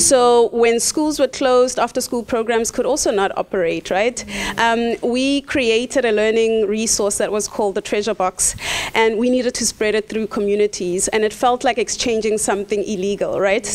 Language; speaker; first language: English; non-native, local second language; Tswana